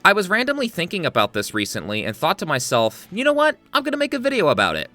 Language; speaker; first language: English; native; English